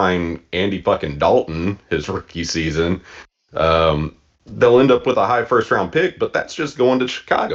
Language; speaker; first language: English; native; English